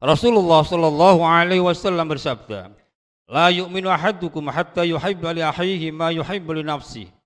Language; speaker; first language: Indonesian; native; Indonesian